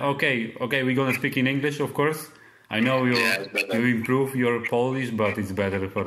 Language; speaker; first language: English; non-native, fluent; Polish